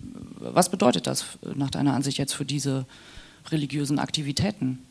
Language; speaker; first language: German; native; German